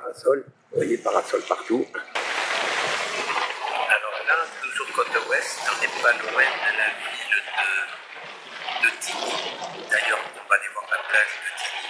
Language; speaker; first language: French; native; French